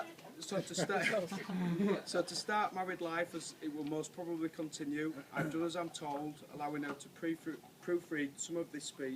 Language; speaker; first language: English; native; English